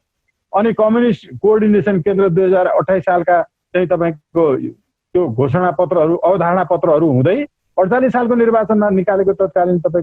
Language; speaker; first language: Nepali; native; Nepali